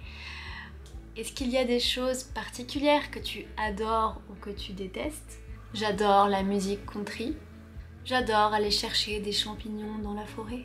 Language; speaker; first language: French; native; French